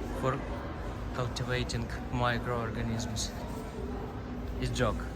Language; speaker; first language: English; non-native, learner; Ukrainian